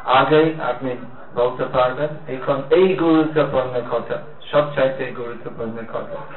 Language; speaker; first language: Bangla; non-native, fluent; English